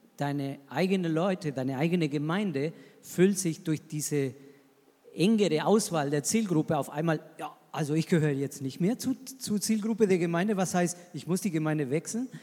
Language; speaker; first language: German; non-native, fluent; Spanish